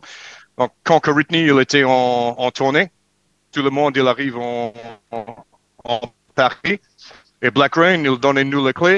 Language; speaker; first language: French; non-native, learner; English